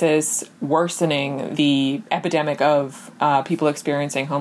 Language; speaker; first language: English; native; English